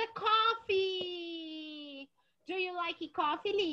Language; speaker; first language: English; non-native, learner; Portuguese